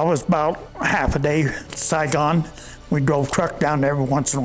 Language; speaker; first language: English; native; English